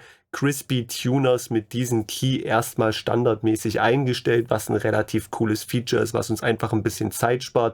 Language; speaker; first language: German; native; German